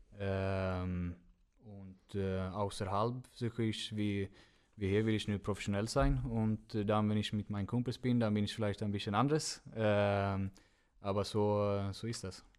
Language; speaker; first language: German; non-native, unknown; Swedish